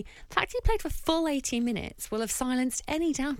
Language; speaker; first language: English; native; English